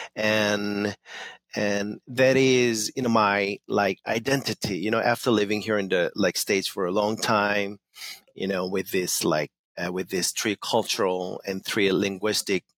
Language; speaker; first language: English; non-native, fluent; Korean